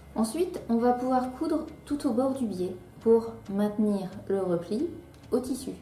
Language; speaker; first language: French; native; French